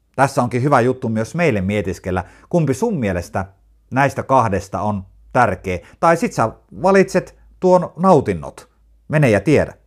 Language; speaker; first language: Finnish; native; Finnish